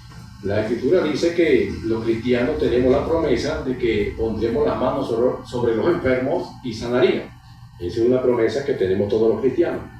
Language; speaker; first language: Spanish; native; Spanish